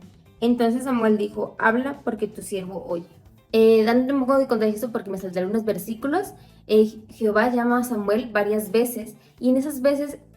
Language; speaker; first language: Spanish; native; Spanish